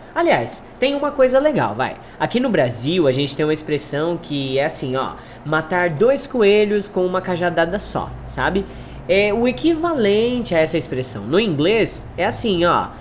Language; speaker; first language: Portuguese; native; Portuguese